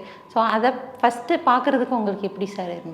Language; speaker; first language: Tamil; native; Tamil